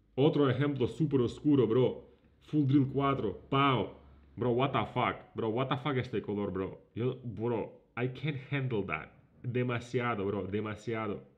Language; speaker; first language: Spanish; non-native, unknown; Ukrainian